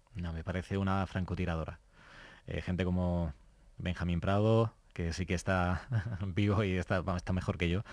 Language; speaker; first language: Spanish; native; Spanish